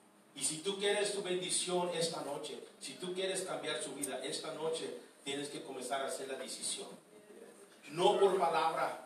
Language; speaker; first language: Spanish; early bilingual, heritage; Spanish